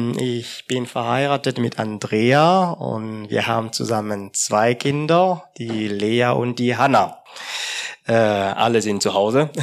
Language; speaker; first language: German; non-native, fluent; French